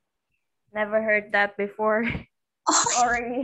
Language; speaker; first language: English; non-native, fluent; Indonesian